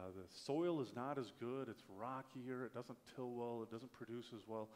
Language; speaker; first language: English; native; English